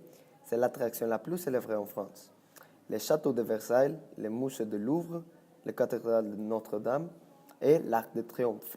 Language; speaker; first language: French; non-native, learner; Spanish